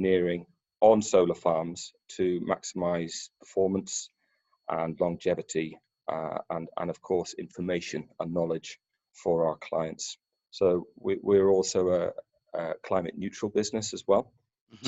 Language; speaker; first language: English; native; English